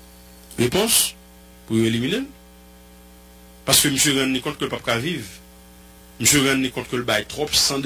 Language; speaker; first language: French; non-native, local second language; Haitian Creole